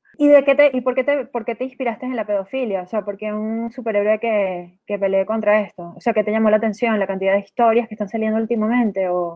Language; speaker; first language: Spanish; native; Spanish